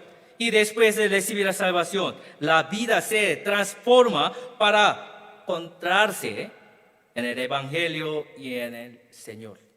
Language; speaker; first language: Spanish; non-native, learner; Korean